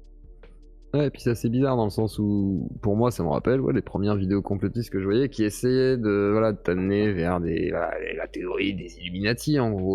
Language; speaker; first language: French; native; French